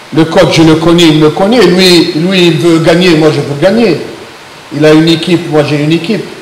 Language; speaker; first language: French; non-native, local second language; Arabic